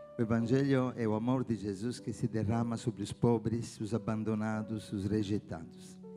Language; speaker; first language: Portuguese; non-native, fluent; Italian